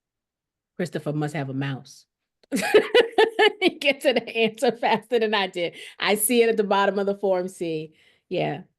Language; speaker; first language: English; native; English